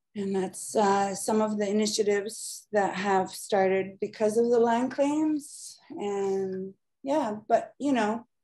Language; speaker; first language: English; native; English